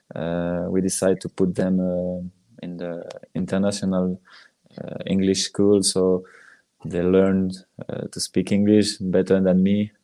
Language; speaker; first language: English; non-native, learner; French